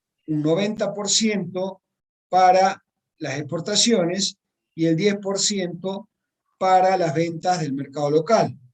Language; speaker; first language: Spanish; native; Spanish